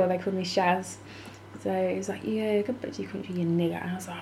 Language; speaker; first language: English; native; English